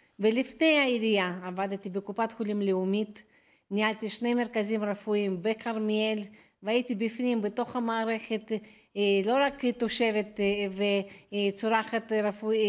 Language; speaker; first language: Hebrew; non-native, fluent; Russian